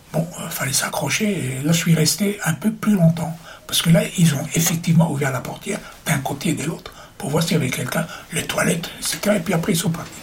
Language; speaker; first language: French; early bilingual, other home language; German